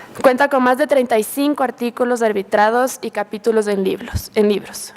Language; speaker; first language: Spanish; native; Spanish